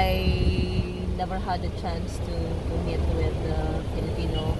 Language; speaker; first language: English; non-native, local second language; Bikol